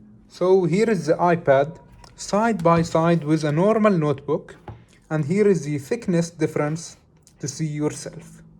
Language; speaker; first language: English; non-native, fluent; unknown